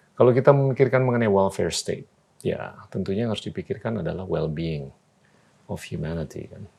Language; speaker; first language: Indonesian; native; Indonesian